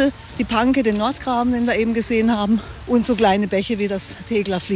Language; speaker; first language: German; native; German